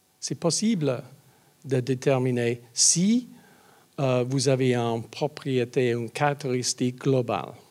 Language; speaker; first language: French; non-native, learner; English